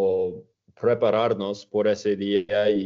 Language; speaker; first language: Spanish; non-native, fluent; English